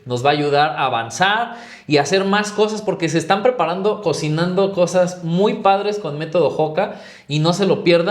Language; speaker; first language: Spanish; native; Spanish